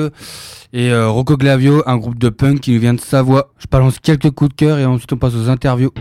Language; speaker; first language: French; native; French